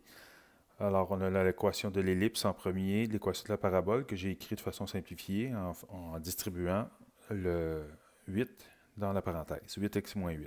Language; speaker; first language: French; native; French